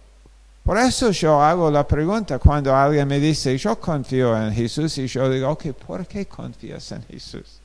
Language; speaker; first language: Spanish; non-native, fluent; English